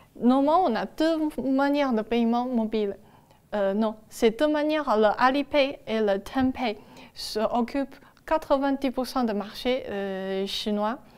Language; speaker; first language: French; non-native, fluent; Chinese